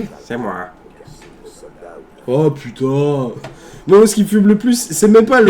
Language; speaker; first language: French; native; French